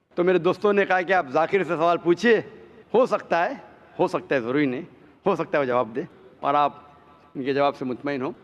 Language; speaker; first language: Hindi; non-native, local second language; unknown